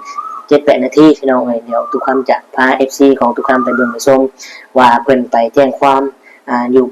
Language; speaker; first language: Thai; non-native, local second language; Northeastern Thai